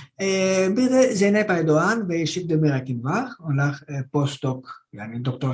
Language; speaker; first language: Turkish; non-native, fluent; Greek